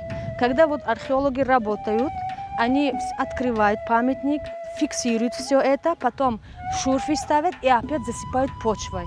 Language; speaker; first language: Russian; non-native, local second language; Tajik